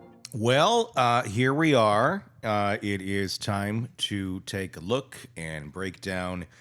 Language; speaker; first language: English; native; English